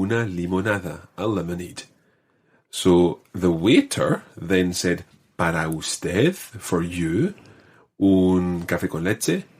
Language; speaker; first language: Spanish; non-native, fluent; English